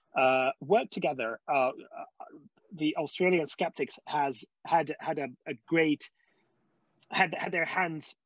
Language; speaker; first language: English; non-native, fluent; Hungarian